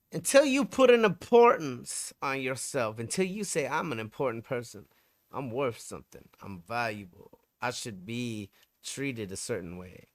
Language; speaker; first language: English; native; English